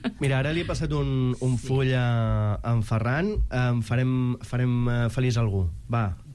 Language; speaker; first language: Catalan; native; Catalan